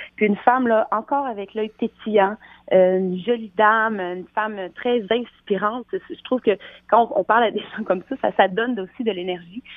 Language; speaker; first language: French; native; French